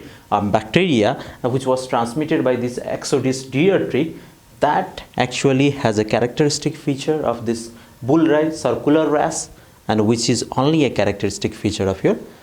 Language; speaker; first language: English; non-native, fluent; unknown